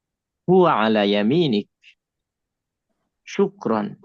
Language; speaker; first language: Arabic; non-native, fluent; Indonesian